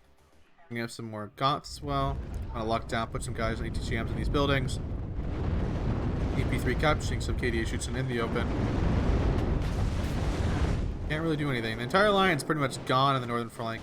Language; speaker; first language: English; native; English